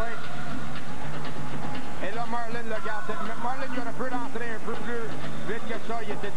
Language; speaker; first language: French; native; French